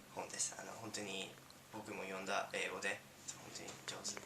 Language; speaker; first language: Japanese; non-native, learner; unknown